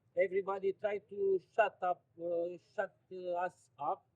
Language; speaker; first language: English; non-native, fluent; Romanian